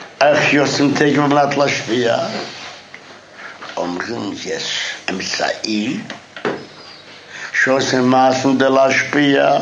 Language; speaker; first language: Hebrew; non-native, fluent; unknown